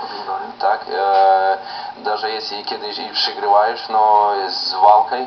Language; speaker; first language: Polish; non-native, learner; Russian